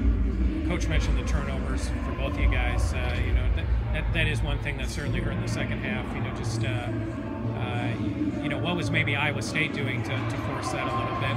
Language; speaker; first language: English; native; English